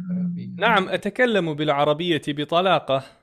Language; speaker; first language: Arabic; non-native, learner; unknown